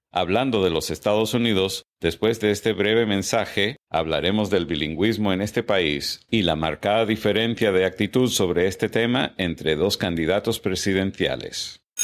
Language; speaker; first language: Spanish; non-native, fluent; English